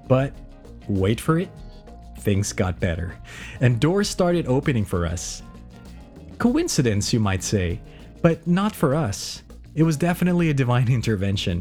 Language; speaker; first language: English; non-native, local second language; Filipino